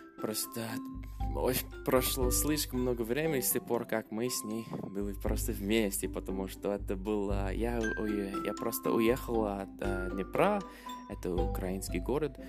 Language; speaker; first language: Russian; non-native, fluent; English